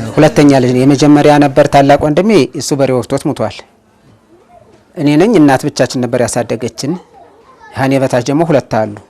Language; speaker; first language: Amharic; native; Amharic